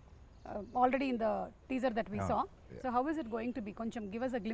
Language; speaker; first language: Telugu; native; Telugu